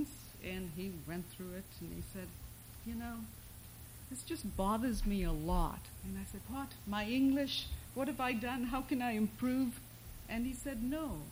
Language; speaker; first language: English; non-native, local second language; Bangla